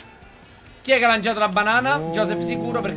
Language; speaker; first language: Italian; native; Italian